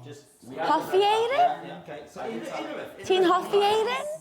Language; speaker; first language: Welsh; non-native, learner; English